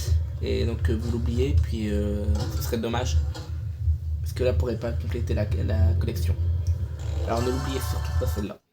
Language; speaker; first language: French; native; French